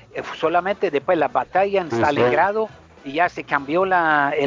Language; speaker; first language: Spanish; non-native, fluent; Swedish